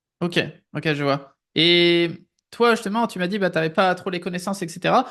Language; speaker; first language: French; native; French